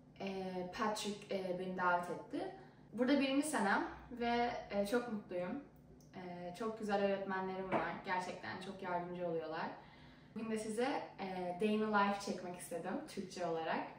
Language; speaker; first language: Turkish; early bilingual, heritage; Turkish